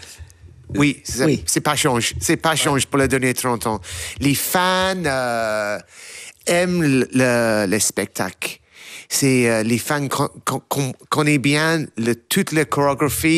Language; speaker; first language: French; non-native, learner; English